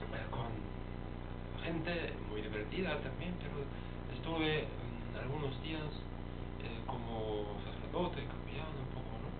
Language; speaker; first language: Spanish; non-native, fluent; German